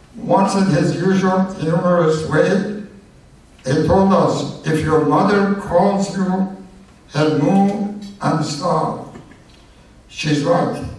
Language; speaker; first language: English; non-native, fluent; Persian